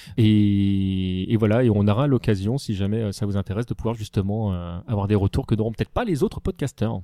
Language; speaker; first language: French; native; French